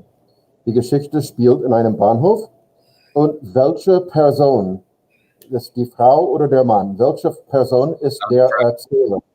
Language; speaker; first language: German; non-native, fluent; English